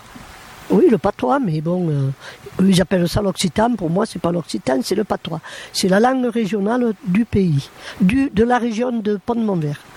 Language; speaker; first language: French; non-native, local second language; Occitan